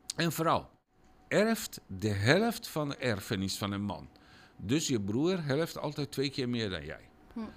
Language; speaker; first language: Dutch; non-native, fluent; Persian